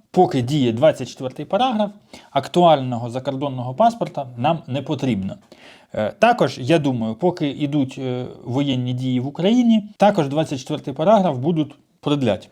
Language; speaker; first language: Ukrainian; non-native, local second language; Russian